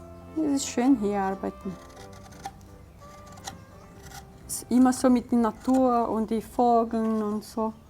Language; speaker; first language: German; early bilingual, heritage; German